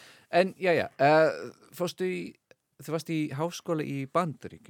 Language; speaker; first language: Icelandic; non-native, fluent; English